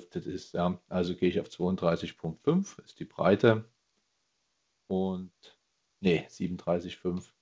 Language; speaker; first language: German; native; German